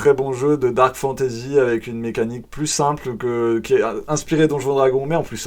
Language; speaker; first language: French; native; French